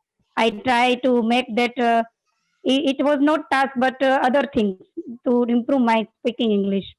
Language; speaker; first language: English; non-native, learner; Gujarati